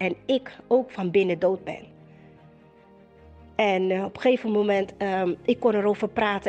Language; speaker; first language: Dutch; native; Dutch